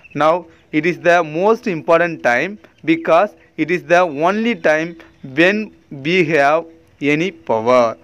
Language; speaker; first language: English; non-native, local second language; Tamil